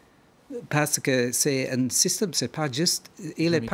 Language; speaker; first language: French; non-native, learner; English